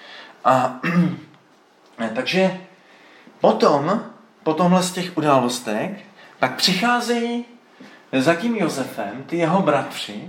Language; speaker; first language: Czech; native; Czech